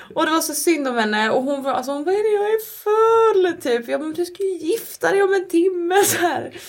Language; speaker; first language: Swedish; native; Swedish